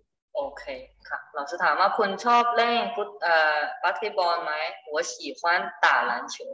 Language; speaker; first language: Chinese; non-native, fluent; Thai